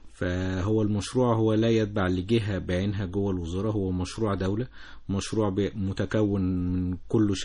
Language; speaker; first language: Arabic; native; Arabic